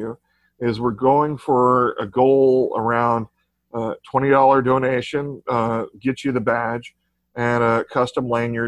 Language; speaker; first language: English; native; English